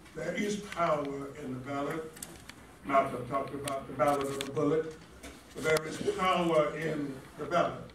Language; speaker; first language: English; native; English